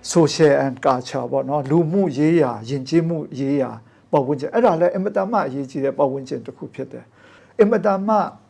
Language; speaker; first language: Burmese; non-native, local second language; Kachin